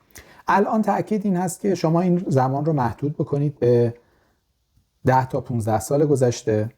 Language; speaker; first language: Persian; native; Persian